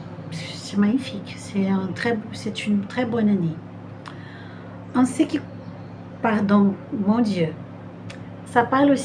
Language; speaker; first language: French; non-native, fluent; Portuguese